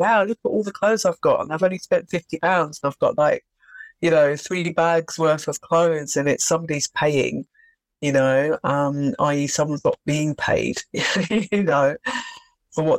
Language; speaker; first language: English; native; English